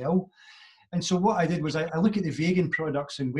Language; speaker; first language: English; native; English